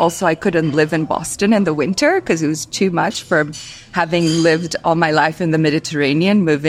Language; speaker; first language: English; non-native, fluent; Albanian